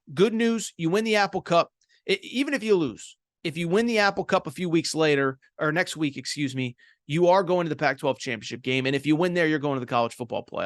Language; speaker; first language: English; native; English